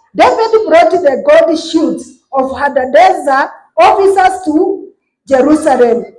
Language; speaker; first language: English; non-native, local second language; Swahili